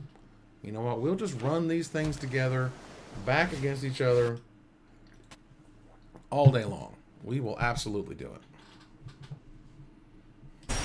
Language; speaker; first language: English; native; English